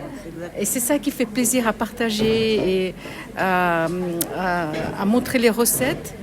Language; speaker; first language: French; non-native, fluent; Bangla